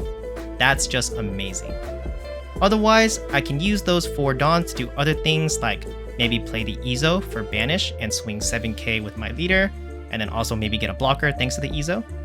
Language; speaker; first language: English; native; English